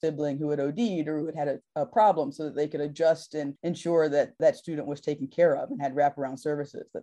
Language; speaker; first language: English; native; English